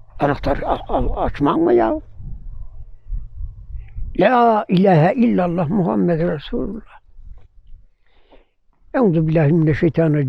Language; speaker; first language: Turkish; native; Turkish